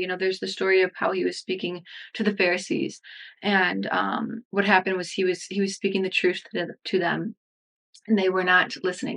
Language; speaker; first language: English; native; English